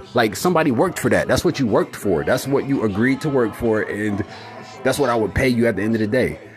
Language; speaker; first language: English; native; English